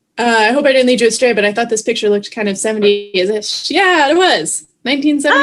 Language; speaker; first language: English; native; English